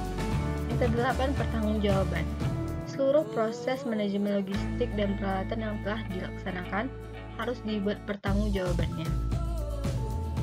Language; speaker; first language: Indonesian; native; Indonesian